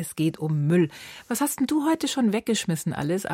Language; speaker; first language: German; native; German